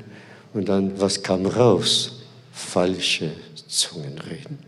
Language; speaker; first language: German; non-native, fluent; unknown